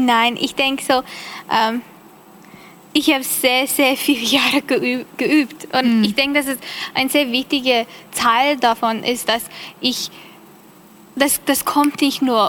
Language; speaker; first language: German; non-native, learner; English